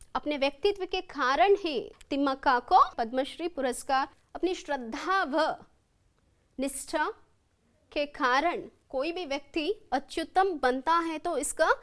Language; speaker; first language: Hindi; non-native, local second language; Kannada